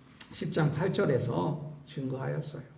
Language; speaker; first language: Korean; native; Korean